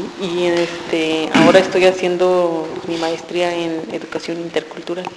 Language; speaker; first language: Spanish; non-native, local second language; Tzotzil